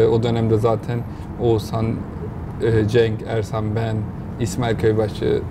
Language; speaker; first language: Turkish; early bilingual, heritage; Turkish